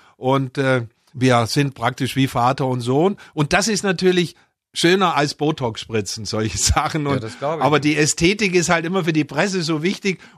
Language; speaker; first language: German; native; German